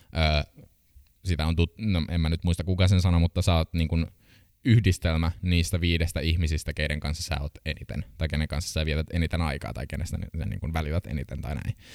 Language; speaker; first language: Finnish; native; Finnish